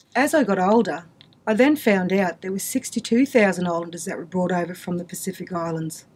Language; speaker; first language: English; native; English